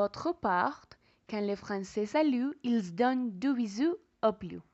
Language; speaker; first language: French; non-native, learner; Spanish